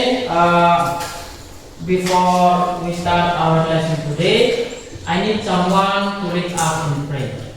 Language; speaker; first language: English; non-native, learner; Indonesian